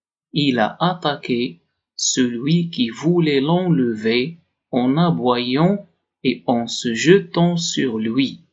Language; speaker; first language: French; non-native, local second language; Arabic